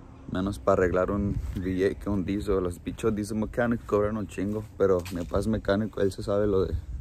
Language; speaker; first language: Spanish; early bilingual, heritage; Spanish